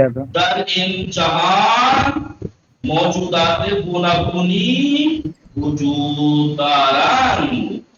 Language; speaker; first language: Persian; non-native, fluent; Urdu